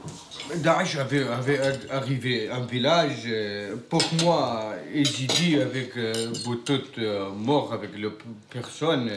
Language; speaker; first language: French; non-native, learner; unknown